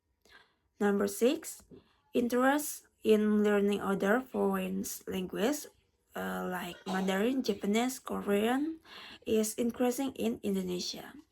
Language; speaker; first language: English; non-native, learner; Indonesian